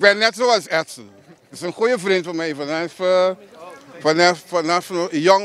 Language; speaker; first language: Dutch; non-native, local second language; Papiamento